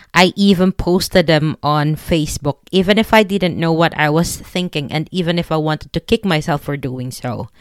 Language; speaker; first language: English; non-native, local second language; Filipino